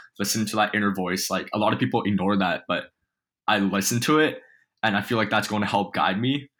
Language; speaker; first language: English; early bilingual, other home language; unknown